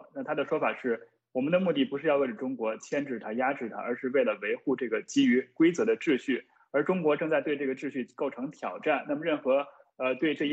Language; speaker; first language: Chinese; native; Chinese